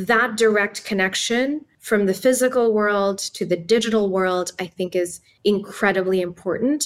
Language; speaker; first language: English; non-native, local second language; Urdu